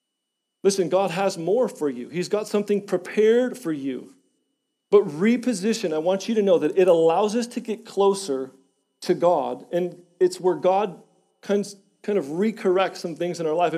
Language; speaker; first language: English; native; English